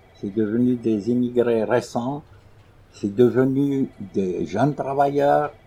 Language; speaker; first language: French; non-native, local second language; Arabic